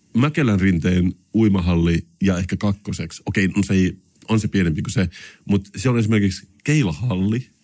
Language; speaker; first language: Finnish; non-native, local second language; Swedish